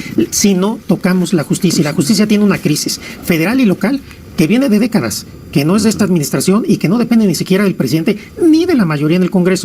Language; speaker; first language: Spanish; native; Spanish